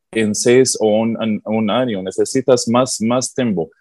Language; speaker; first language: Spanish; non-native, learner; Arabic